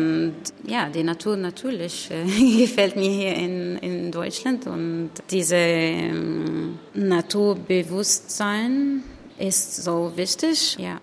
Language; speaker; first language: German; non-native, learner; Arabic